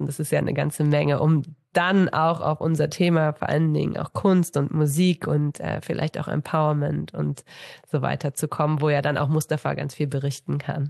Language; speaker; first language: German; native; German